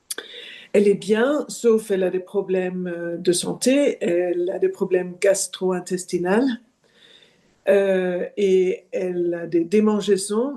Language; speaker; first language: French; non-native, fluent; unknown